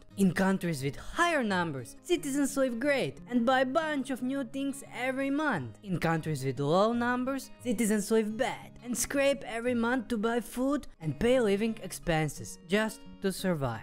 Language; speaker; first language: English; non-native, fluent; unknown